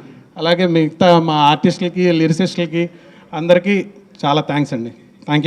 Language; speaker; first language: Telugu; native; Telugu